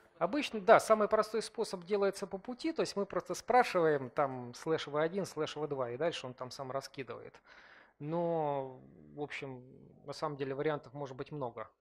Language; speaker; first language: Russian; native; Russian